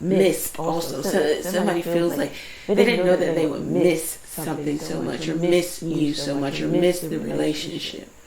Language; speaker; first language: English; native; English